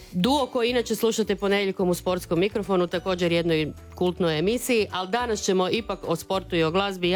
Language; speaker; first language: Croatian; native; Croatian